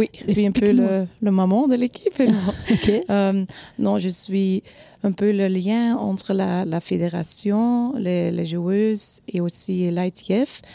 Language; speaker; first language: French; non-native, local second language; Dutch